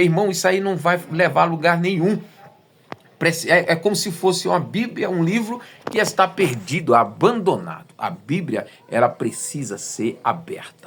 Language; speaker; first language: Portuguese; native; Portuguese